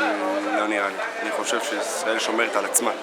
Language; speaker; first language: Hebrew; native; Hebrew